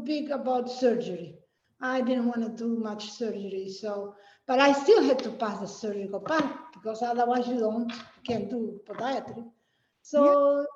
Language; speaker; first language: English; non-native, fluent; Spanish